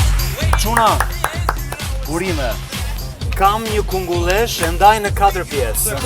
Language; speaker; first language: Albanian; native; Albanian